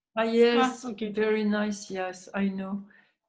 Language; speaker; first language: English; non-native, learner; French